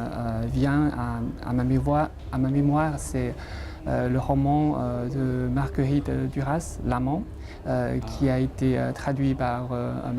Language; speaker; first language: French; non-native, fluent; Chinese